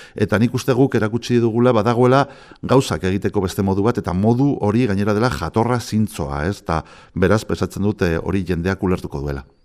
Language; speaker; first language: Basque; non-native, local second language; Spanish